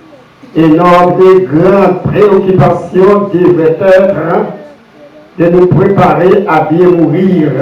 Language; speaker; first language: French; non-native, local second language; Haitian Creole